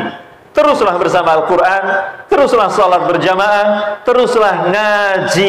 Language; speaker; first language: Indonesian; native; Indonesian